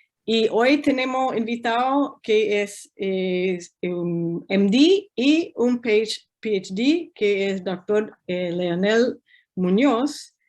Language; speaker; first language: Spanish; non-native, fluent; English